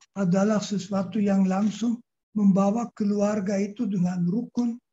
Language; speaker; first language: Indonesian; non-native, fluent; German